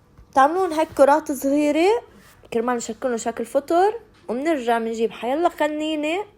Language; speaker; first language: Arabic; native; Arabic